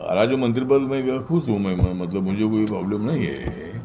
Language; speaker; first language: Hindi; non-native, local second language; Marathi